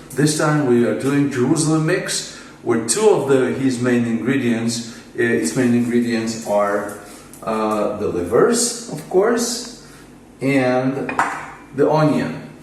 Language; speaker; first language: English; non-native, fluent; Hebrew